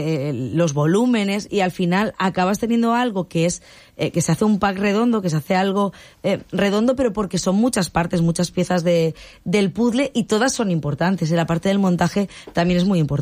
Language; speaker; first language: Spanish; native; Spanish